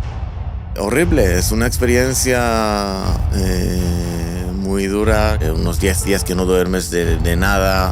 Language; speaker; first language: Spanish; non-native, fluent; Hebrew